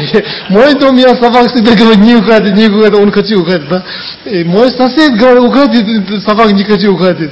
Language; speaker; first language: Russian; non-native, learner; Tibetan